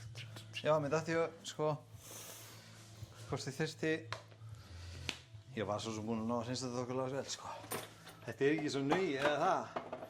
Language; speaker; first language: Icelandic; native; Icelandic